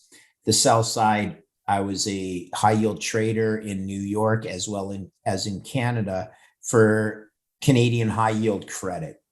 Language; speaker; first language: English; native; English